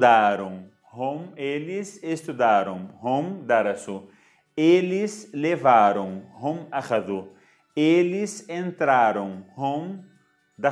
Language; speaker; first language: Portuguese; non-native, fluent; Arabic